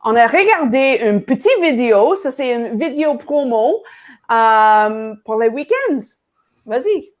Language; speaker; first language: French; non-native, learner; English